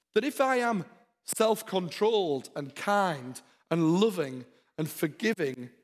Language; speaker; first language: English; native; English